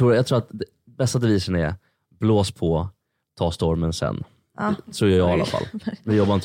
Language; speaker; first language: Swedish; native; Swedish